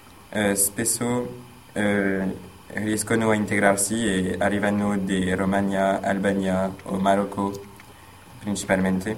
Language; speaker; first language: Italian; non-native, learner; French